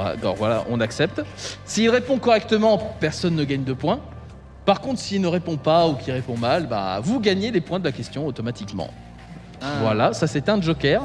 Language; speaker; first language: French; native; French